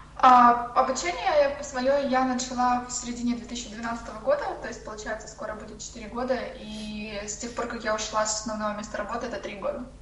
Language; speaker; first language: Russian; native; Russian